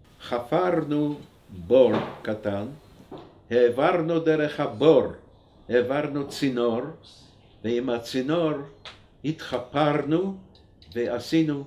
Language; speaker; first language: Hebrew; non-native, fluent; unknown